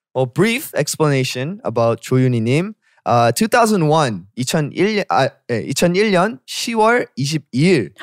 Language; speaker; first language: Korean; early bilingual, heritage; Korean